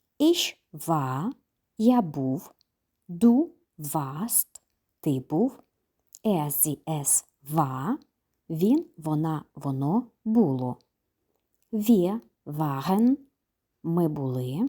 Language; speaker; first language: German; non-native, fluent; Ukrainian